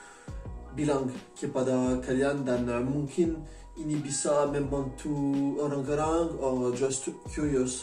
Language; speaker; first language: Indonesian; non-native, learner; French